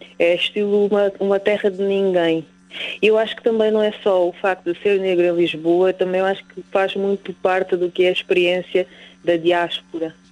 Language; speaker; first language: Portuguese; native; Portuguese